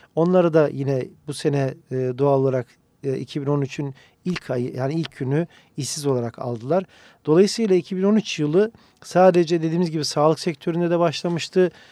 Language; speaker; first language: Turkish; native; Turkish